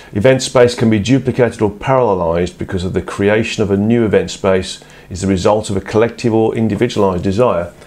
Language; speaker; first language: English; native; English